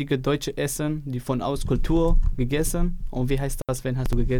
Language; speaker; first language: German; non-native, learner; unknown